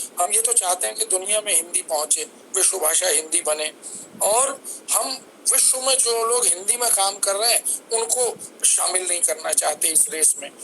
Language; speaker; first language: Hindi; native; Hindi